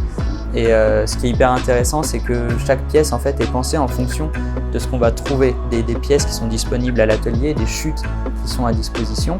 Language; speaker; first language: French; native; French